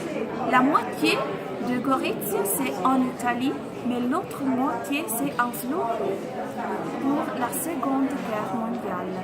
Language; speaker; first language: French; non-native, fluent; Italian